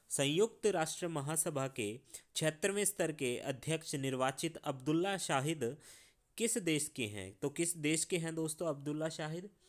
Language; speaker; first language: Hindi; non-native, local second language; Punjabi